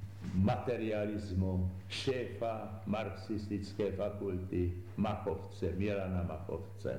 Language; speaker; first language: Czech; native; Czech